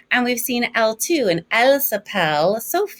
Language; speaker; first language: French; non-native, fluent; English